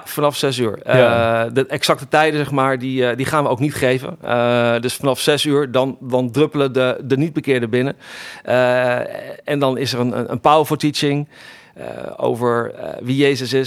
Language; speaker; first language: Dutch; native; Dutch